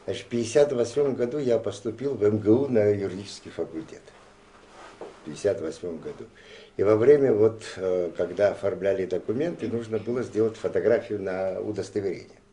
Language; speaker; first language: Russian; non-native, local second language; Abkhazian